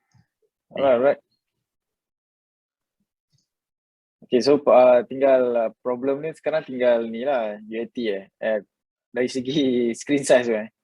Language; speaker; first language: Malay; native; Malay